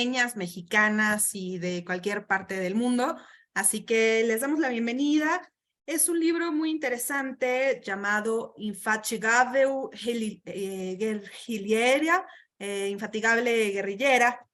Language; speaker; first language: Spanish; native; Spanish